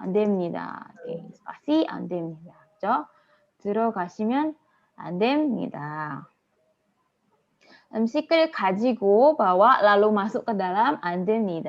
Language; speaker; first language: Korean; non-native, fluent; Indonesian